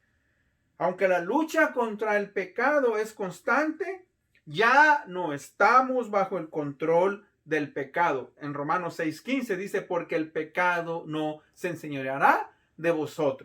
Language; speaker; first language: Spanish; native; Spanish